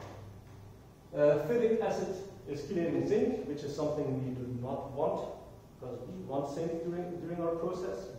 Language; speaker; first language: English; non-native, fluent; Dutch